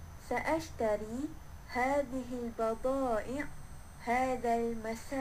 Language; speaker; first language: Arabic; non-native, learner; Malay